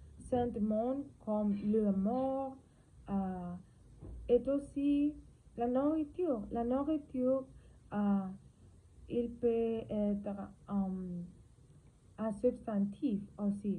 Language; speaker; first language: French; non-native, learner; Spanish